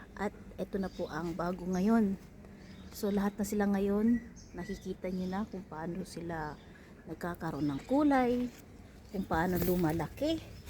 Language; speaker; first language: Filipino; non-native, local second language; Chavacano